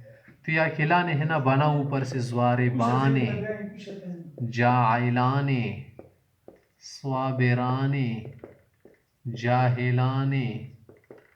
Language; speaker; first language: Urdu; native; Urdu